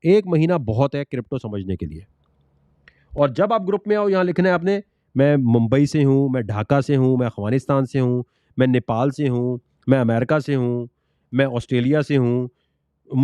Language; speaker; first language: Urdu; native; Urdu